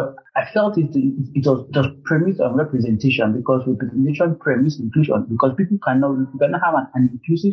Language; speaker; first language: English; non-native, local second language; Igbo